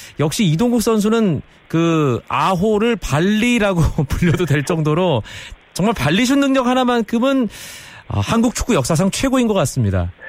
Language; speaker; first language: Korean; native; Korean